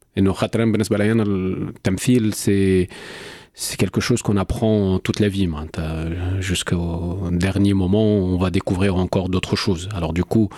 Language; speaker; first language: French; non-native, local second language; Arabic